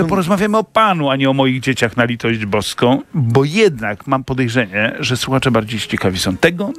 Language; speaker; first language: Polish; native; Polish